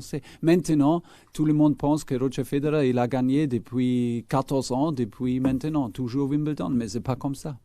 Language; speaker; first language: French; non-native, fluent; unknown